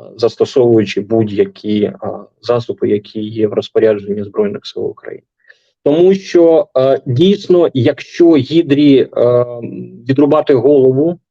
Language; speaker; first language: Ukrainian; non-native, local second language; Russian